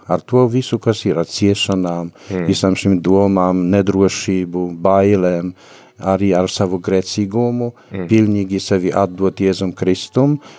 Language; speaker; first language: Latvian; non-native, fluent; Polish